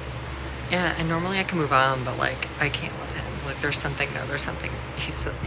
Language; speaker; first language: English; native; English